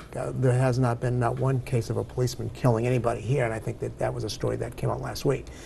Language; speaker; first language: English; native; English